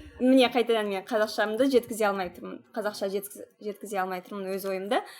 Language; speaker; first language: Kazakh; non-native, local second language; Russian